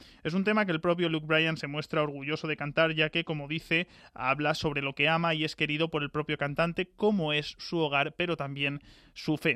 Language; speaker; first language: Spanish; native; Spanish